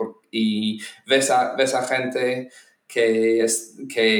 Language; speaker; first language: Spanish; non-native, fluent; English